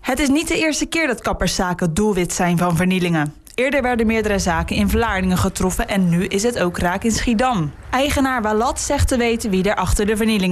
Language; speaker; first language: Dutch; native; Dutch